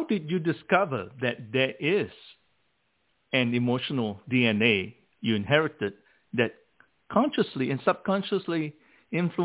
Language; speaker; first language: English; non-native, local second language; Min Nan Chinese